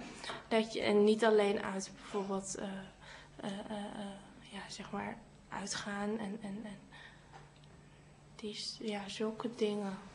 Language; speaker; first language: Dutch; early bilingual, other home language; Cantonese